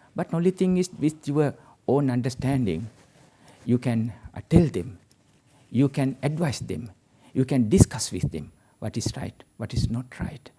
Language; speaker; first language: English; non-native, local second language; Sinhala